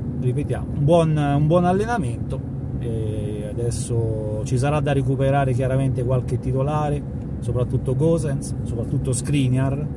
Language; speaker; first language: Italian; native; Italian